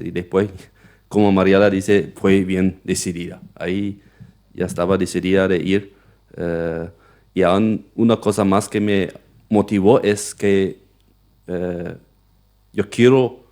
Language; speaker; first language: Spanish; non-native, local second language; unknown